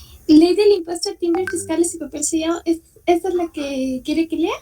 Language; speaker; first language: Spanish; native; Spanish